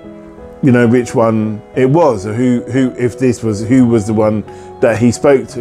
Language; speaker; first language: English; native; English